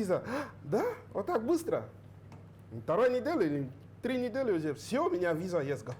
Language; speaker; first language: Russian; non-native, learner; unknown